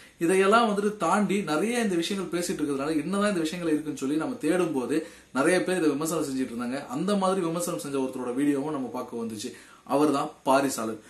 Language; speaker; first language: Tamil; native; Tamil